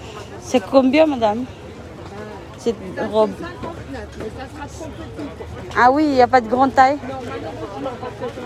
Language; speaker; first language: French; non-native, learner; Filipino